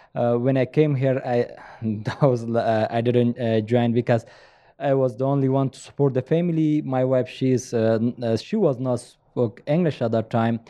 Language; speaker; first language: English; non-native, learner; Persian